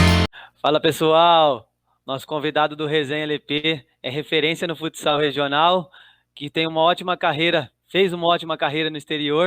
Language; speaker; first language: Portuguese; native; Portuguese